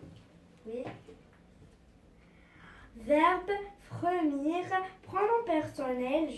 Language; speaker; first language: French; non-native, learner; Arabic